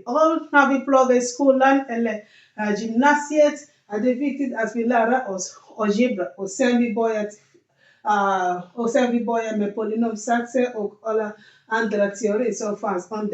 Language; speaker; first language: Swedish; non-native, learner; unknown